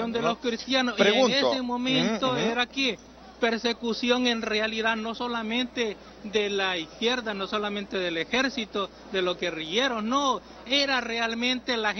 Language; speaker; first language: Spanish; native; Spanish